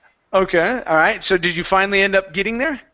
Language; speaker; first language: English; native; English